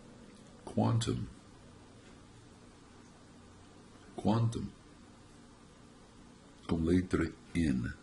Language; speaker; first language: Portuguese; non-native, learner; English